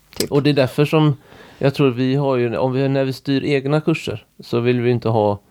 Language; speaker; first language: Swedish; native; Swedish